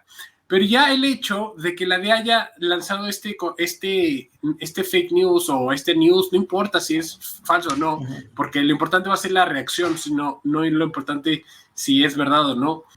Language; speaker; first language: Spanish; native; Spanish